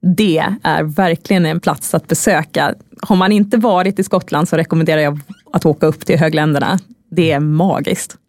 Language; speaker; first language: Swedish; native; Swedish